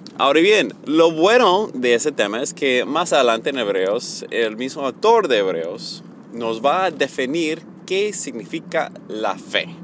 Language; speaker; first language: Spanish; early bilingual, heritage; Spanish